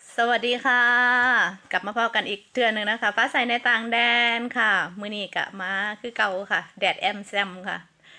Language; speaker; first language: Thai; native; Thai